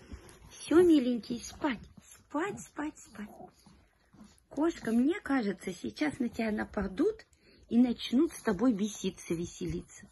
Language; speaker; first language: Russian; native; Russian